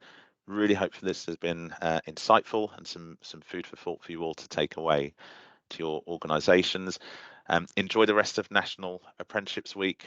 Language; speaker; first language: English; native; English